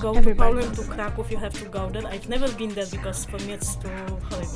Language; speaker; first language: English; non-native, learner; Polish